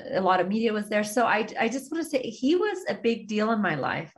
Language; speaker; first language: English; early bilingual, other home language; Persian